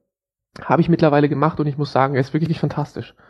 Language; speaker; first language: German; native; German